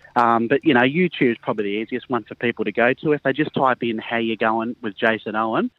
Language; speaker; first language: English; native; English